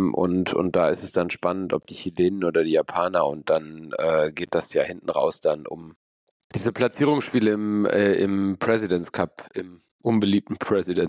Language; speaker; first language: German; native; German